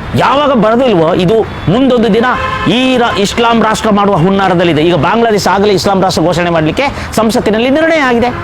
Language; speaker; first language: Kannada; non-native, local second language; Kodava